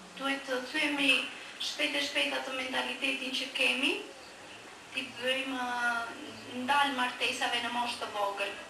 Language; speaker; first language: Albanian; non-native, local second language; Romany